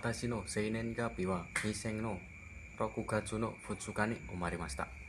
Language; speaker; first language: Japanese; non-native, learner; Indonesian